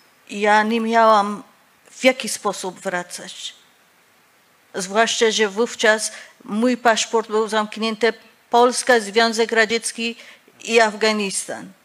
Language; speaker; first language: Polish; non-native, fluent; Persian